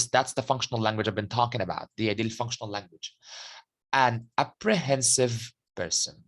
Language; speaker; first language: English; non-native, fluent; Arabic